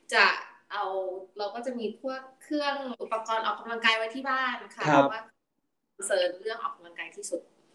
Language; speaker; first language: Thai; early bilingual, heritage; Thai